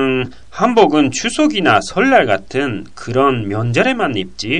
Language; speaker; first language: Korean; non-native, learner; Japanese